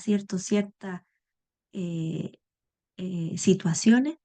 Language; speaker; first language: Spanish; native; Spanish